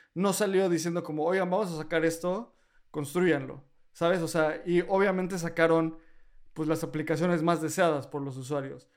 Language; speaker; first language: Spanish; native; Spanish